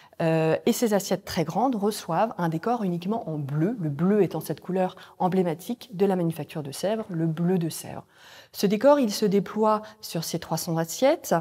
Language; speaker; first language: French; native; French